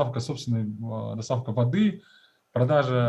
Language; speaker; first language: Russian; native; Russian